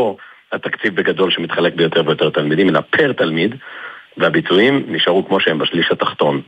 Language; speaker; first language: Hebrew; native; Hebrew